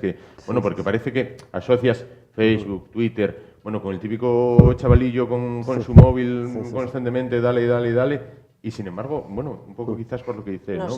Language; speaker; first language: Spanish; native; Spanish